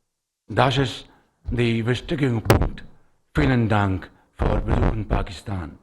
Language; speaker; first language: German; non-native, learner; Urdu